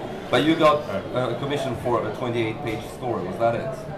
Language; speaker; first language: English; non-native, fluent; Swedish